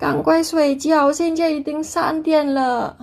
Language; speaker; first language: Chinese; non-native, fluent; Javanese